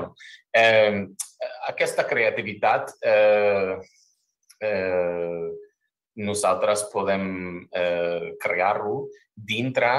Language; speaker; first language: Catalan; non-native, fluent; English